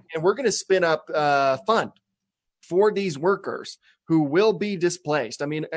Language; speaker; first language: English; native; English